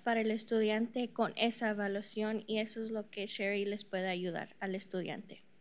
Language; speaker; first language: Spanish; early bilingual, heritage; Spanish